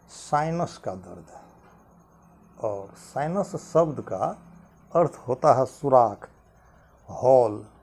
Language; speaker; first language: Hindi; non-native, local second language; Maithili